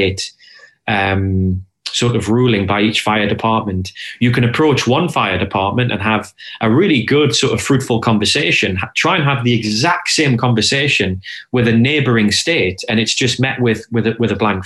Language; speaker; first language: English; native; English